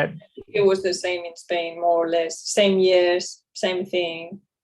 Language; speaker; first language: English; non-native, fluent; Spanish